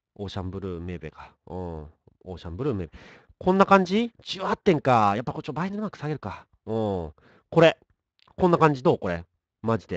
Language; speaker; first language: Japanese; native; Japanese